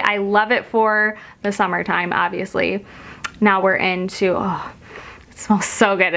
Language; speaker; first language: English; native; English